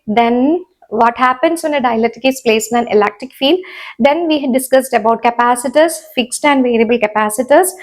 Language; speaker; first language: English; non-native, local second language; Malayalam